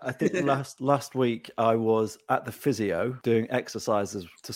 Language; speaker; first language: English; native; English